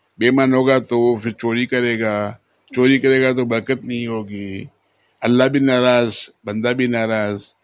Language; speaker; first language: Urdu; non-native, local second language; Memoni